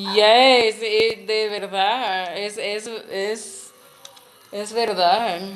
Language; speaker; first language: Spanish; non-native, learner; English